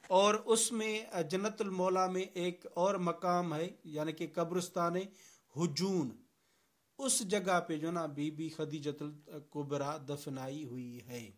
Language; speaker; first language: Urdu; non-native, local second language; Sindhi